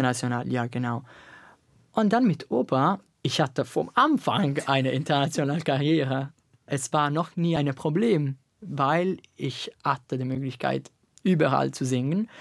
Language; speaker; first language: German; non-native, learner; Italian